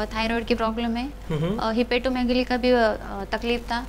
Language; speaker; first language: Hindi; non-native, local second language; Marathi